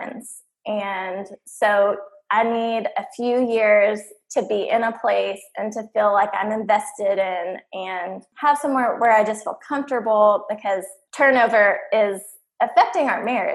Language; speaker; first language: English; native; English